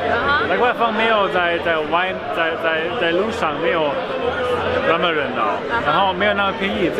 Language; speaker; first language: Chinese; non-native, fluent; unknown